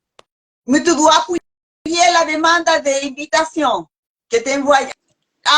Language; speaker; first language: French; non-native, learner; Spanish